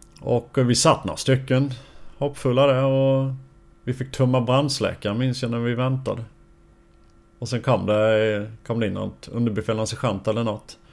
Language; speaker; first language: Swedish; native; Swedish